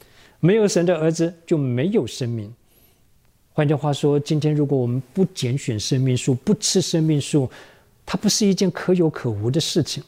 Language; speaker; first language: Chinese; native; Chinese